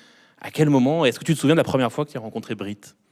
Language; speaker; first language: French; native; French